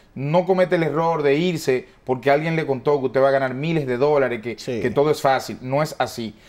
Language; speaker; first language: Spanish; native; Spanish